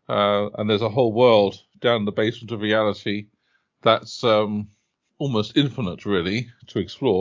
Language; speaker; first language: English; native; English